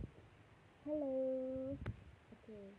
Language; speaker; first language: English; non-native, learner; Malay